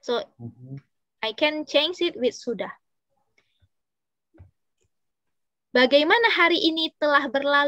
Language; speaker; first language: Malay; non-native, fluent; Indonesian